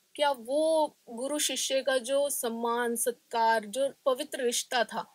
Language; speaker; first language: Hindi; native; Hindi